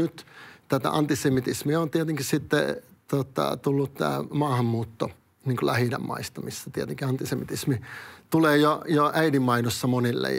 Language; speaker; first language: Finnish; early bilingual, other home language; Swedish